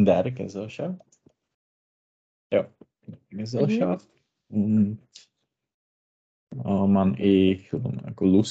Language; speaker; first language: German; non-native, learner; Czech